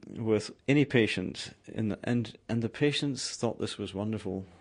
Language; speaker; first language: English; native; English